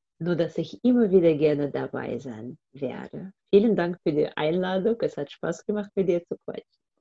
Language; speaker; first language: German; non-native, fluent; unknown